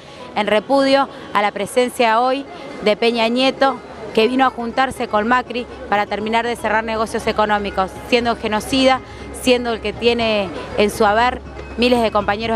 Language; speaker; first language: Spanish; native; Spanish